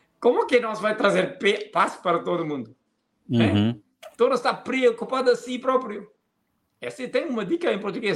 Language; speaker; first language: Portuguese; non-native, fluent; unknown